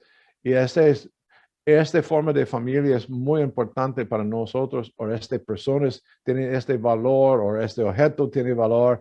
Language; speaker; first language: Spanish; non-native, fluent; English